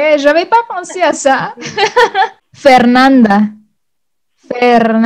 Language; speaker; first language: French; non-native, fluent; Spanish